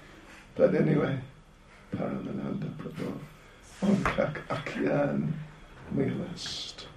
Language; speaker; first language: Russian; non-native, learner; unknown